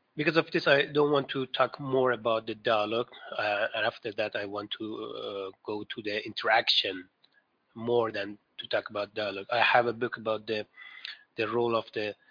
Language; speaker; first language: English; non-native, fluent; Persian